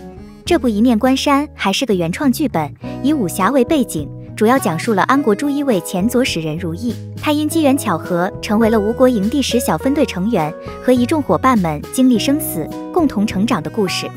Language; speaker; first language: Chinese; native; Chinese